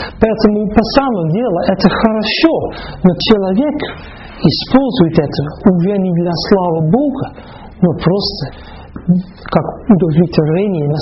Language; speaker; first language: Russian; non-native, fluent; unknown